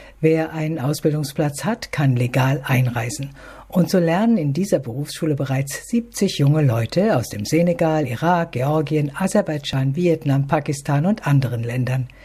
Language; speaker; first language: German; native; German